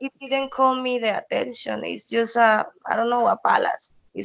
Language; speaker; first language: English; non-native, learner; Spanish